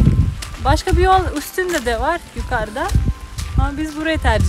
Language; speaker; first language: Turkish; non-native, fluent; Slovenian